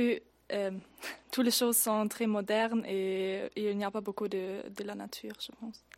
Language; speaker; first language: French; non-native, learner; German